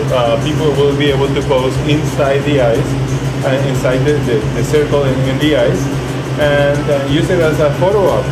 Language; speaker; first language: English; non-native, fluent; Spanish